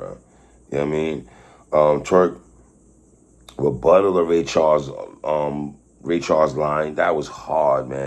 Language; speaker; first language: English; native; English